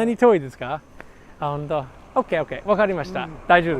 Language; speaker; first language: Japanese; non-native, learner; English